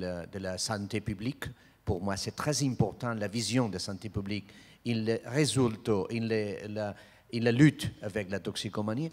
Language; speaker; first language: French; non-native, learner; Spanish